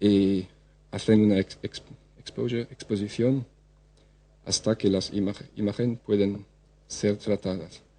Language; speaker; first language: Spanish; non-native, fluent; French